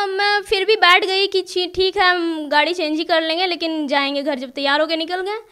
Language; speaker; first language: Hindi; native; Hindi